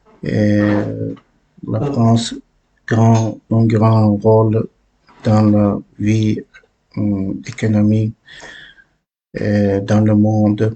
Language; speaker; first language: French; non-native, learner; Uzbek